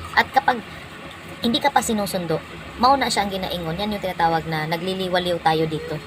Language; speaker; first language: Filipino; non-native, local second language; Cebuano